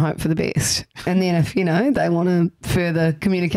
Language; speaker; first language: English; native; English